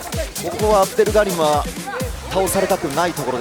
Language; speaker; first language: Japanese; native; Japanese